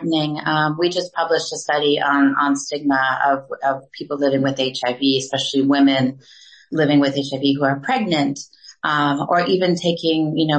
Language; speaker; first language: English; native; English